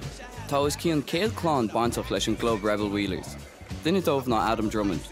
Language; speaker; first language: Irish; non-native, local second language; English